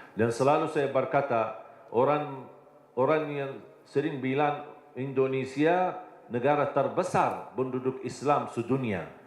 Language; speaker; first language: Indonesian; non-native, fluent; Arabic